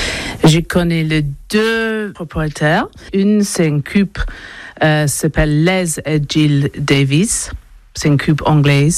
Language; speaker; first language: French; non-native, learner; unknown